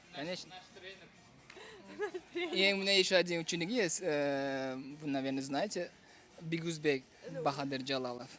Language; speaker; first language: Russian; non-native, fluent; Uzbek